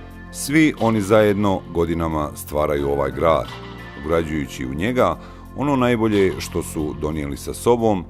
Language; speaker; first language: Bosnian; native; Bosnian